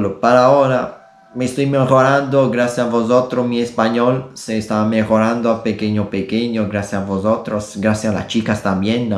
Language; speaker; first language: Spanish; non-native, learner; Italian